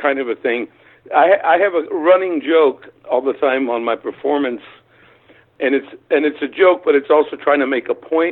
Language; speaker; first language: English; early bilingual, other home language; German